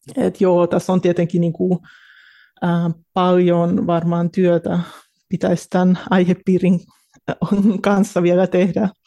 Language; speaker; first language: Finnish; early bilingual, heritage; Finnish